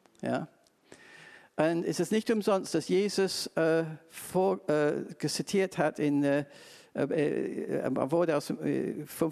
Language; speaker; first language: German; non-native, fluent; English